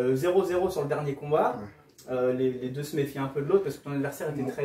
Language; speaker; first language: French; native; French